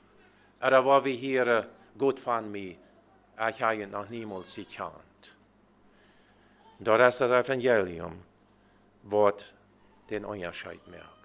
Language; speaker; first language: German; early bilingual, heritage; Plautdietsch